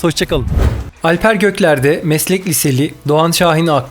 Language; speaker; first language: Turkish; native; Turkish